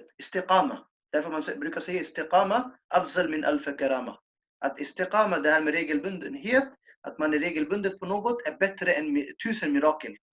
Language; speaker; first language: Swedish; non-native, fluent; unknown